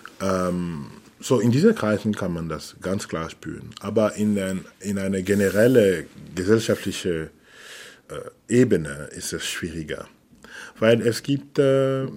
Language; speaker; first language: German; non-native, fluent; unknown